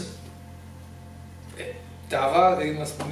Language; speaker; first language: German; non-native, fluent; Georgian